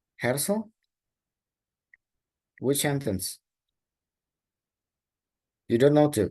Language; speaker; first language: English; non-native, local second language; Indonesian